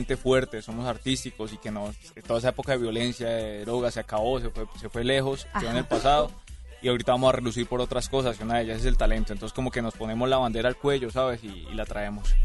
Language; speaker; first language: Spanish; native; Spanish